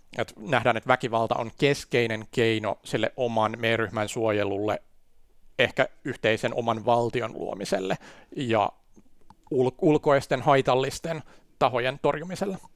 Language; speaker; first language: Finnish; native; Finnish